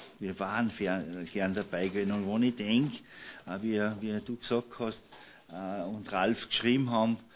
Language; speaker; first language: German; native; German